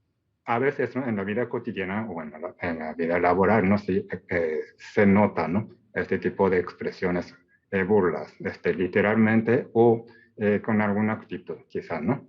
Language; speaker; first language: Spanish; non-native, fluent; Japanese